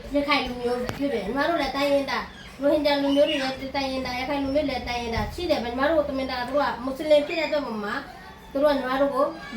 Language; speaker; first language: Burmese; non-native, local second language; Rohingya